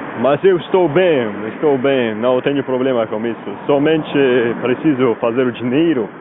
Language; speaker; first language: Portuguese; non-native, learner; Spanish